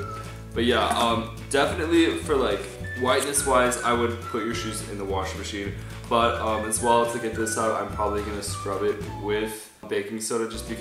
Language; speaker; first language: English; native; English